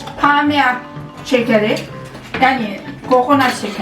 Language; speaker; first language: Turkish; non-native, learner; Thai